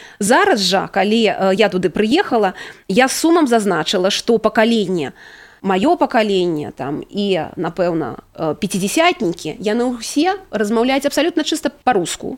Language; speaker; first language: Belarusian; native; Belarusian